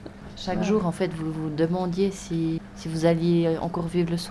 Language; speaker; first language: French; native; French